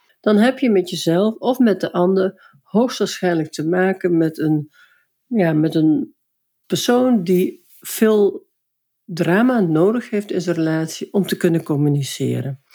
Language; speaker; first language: Dutch; native; Dutch